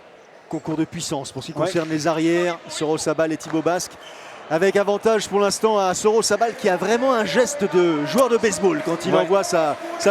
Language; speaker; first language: French; native; French